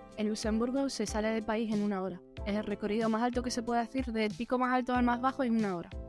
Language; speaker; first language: Spanish; early bilingual, heritage; Spanish